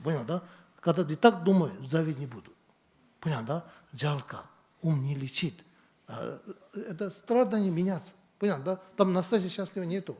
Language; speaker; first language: Russian; non-native, learner; Tibetan